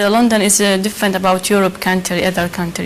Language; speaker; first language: English; non-native, learner; Arabic